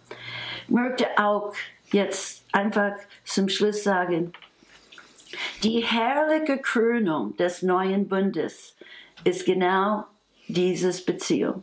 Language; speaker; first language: German; non-native, fluent; English